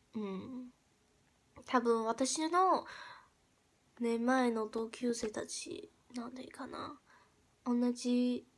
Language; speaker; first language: Japanese; non-native, fluent; Chinese